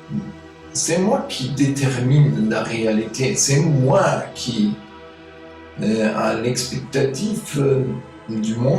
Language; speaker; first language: French; non-native, fluent; German